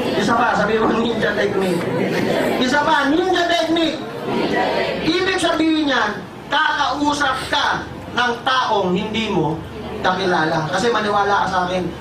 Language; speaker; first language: Filipino; native; Filipino